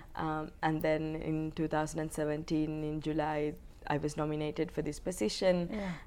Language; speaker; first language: English; non-native, local second language; Sinhala